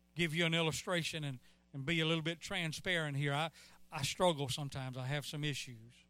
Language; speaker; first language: English; native; English